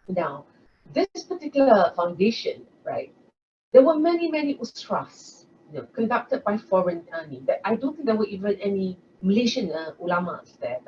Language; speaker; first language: English; non-native, local second language; Malay